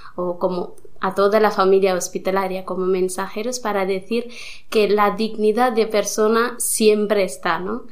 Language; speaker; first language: Spanish; non-native, fluent; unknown